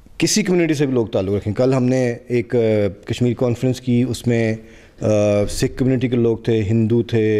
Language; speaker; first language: Urdu; non-native, local second language; Punjabi